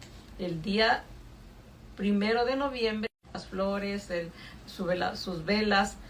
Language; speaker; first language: Spanish; native; Spanish